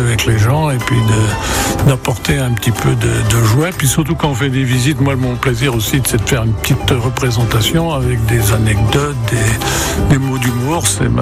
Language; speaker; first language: French; native; French